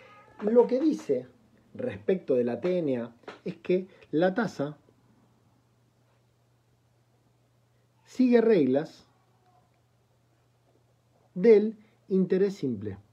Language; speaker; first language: Spanish; native; Spanish